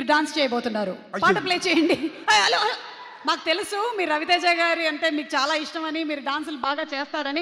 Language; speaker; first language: Telugu; native; Telugu